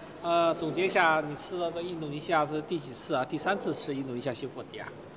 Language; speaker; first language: Chinese; native; Chinese